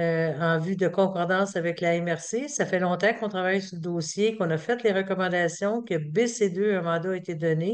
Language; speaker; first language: French; native; French